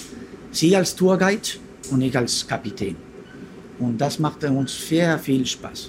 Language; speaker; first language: German; non-native, fluent; Spanish